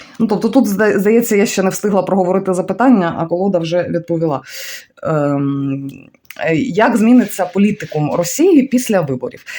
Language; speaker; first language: Ukrainian; non-native, local second language; Russian